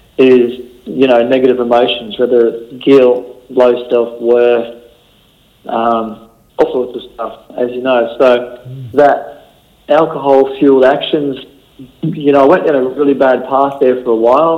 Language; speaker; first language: English; native; English